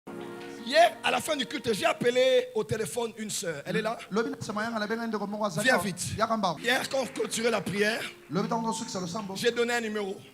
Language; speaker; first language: French; non-native, local second language; Lingala